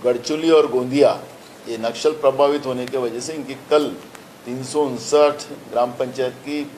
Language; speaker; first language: Hindi; non-native, local second language; Marathi